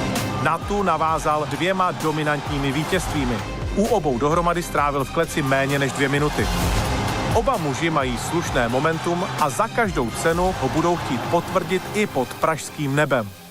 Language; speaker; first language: Czech; native; Czech